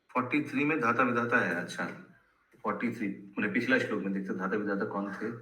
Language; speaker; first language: Hindi; non-native, local second language; Bangla